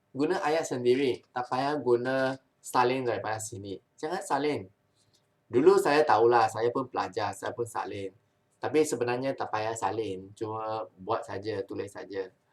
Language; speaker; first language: Malay; non-native, local second language; Chinese